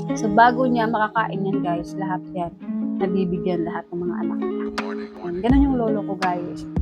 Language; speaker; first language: Filipino; non-native, local second language; Cebuano